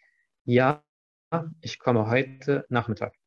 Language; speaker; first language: German; non-native, fluent; Arabic